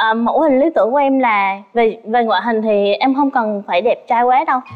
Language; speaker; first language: Vietnamese; native; Vietnamese